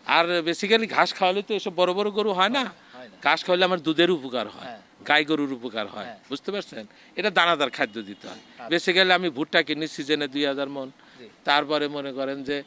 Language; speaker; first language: Bangla; native; Bangla